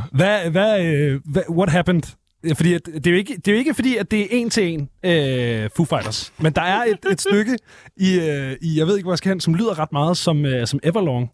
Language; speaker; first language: Danish; native; Danish